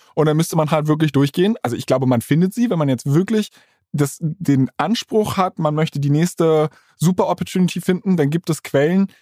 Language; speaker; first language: German; native; German